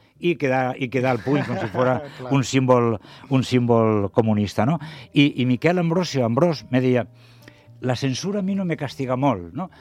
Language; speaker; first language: Catalan; non-native, local second language; Spanish